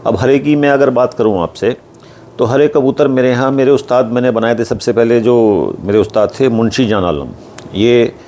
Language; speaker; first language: Hindi; native; Hindi